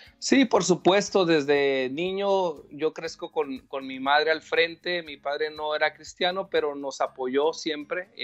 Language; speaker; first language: Spanish; native; Spanish